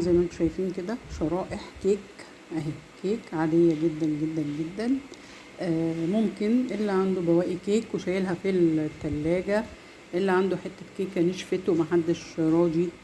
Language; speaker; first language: Arabic; native; Arabic